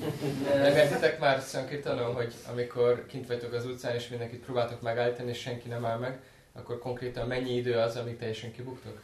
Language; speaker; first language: Hungarian; native; Hungarian